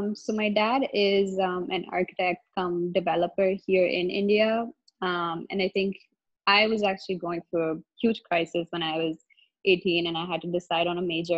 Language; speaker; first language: English; non-native, local second language; Hindi